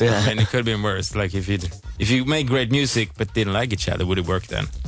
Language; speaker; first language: English; non-native, fluent; Swedish